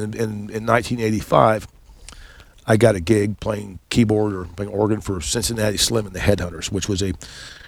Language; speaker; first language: English; native; English